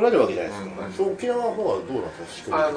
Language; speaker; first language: Japanese; native; Japanese